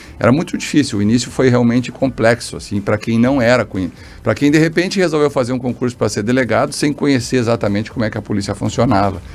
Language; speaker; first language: Portuguese; native; Portuguese